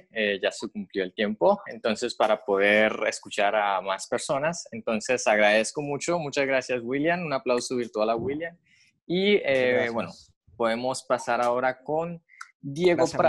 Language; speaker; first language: Spanish; native; Spanish